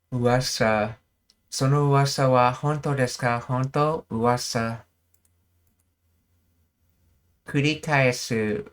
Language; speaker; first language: Japanese; non-native, learner; English